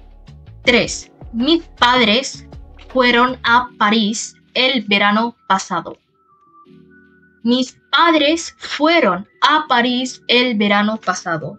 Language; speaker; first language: Spanish; non-native, fluent; Bangla